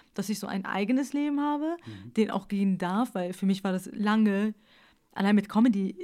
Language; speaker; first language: German; early bilingual, other home language; Persian